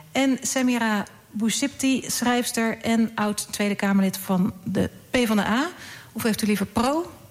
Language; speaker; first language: Dutch; native; Dutch